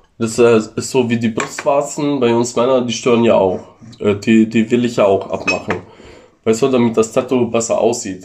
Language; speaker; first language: German; non-native, local second language; Ladin